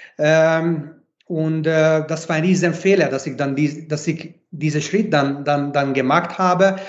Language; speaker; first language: German; non-native, fluent; Hungarian